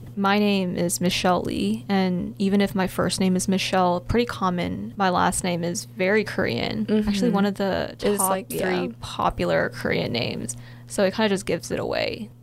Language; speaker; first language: English; early bilingual, other home language; Korean